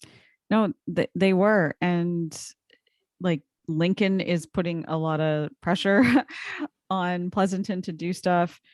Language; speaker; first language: English; native; English